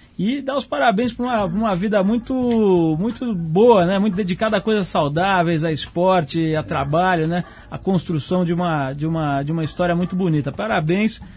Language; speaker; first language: Portuguese; native; Portuguese